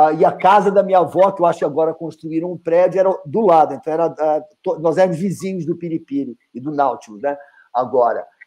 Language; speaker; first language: Portuguese; native; Portuguese